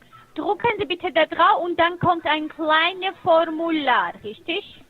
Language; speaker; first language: German; non-native, fluent; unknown